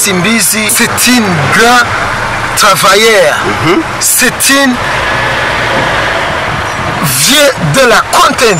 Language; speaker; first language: French; non-native, learner; Rundi